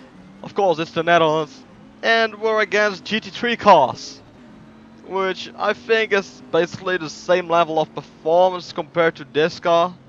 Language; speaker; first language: English; non-native, fluent; Dutch